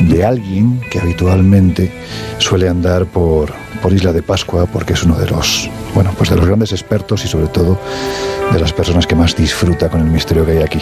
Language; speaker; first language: Spanish; native; Spanish